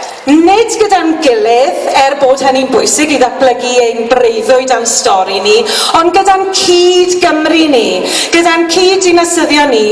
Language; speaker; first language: Welsh; native; Welsh